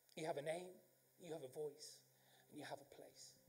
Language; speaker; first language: English; native; English